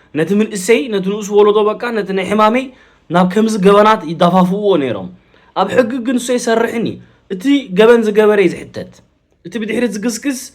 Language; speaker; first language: Tigrinya; early bilingual, heritage; Tigrinya